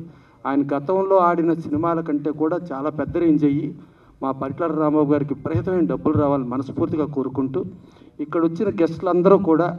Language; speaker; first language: Telugu; native; Telugu